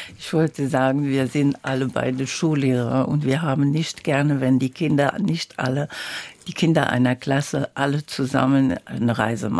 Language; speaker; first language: German; non-native, learner; French